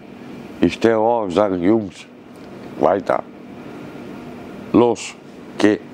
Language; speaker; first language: German; non-native, learner; Romanian